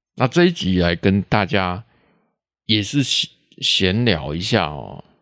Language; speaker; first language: Chinese; non-native, local second language; Min Nan Chinese